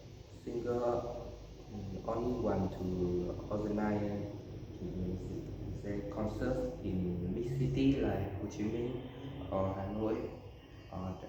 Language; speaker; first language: English; non-native, learner; Vietnamese